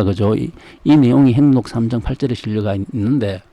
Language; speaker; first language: Korean; native; Korean